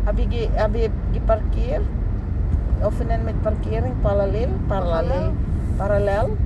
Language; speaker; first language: Dutch; non-native, learner; Filipino